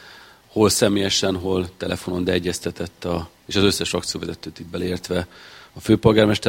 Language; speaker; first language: Hungarian; native; Hungarian